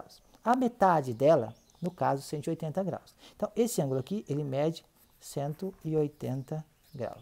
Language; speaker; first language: Portuguese; native; Portuguese